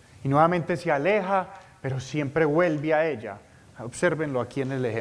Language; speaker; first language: Spanish; native; Spanish